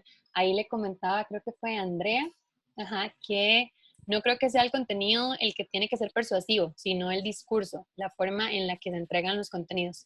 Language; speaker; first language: Spanish; native; Spanish